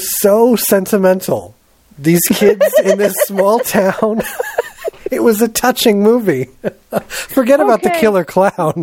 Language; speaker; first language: English; native; English